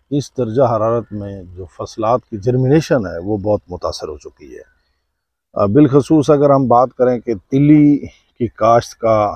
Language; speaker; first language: Urdu; non-native, local second language; Saraiki